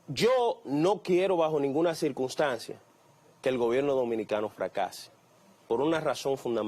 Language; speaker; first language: Spanish; native; Spanish